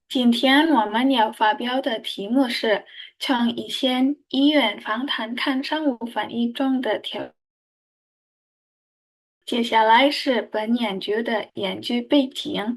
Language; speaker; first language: Chinese; non-native, learner; Indonesian